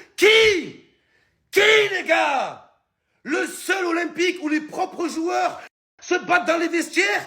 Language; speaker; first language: French; native; French